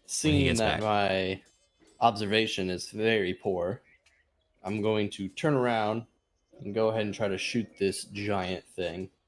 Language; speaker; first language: English; native; English